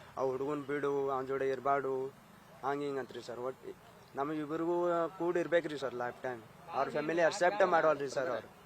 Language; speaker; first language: Kannada; native; Kannada